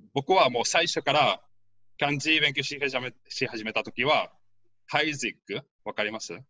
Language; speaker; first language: Japanese; non-native, fluent; Spanish